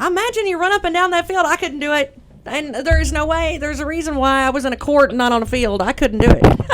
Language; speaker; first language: English; native; English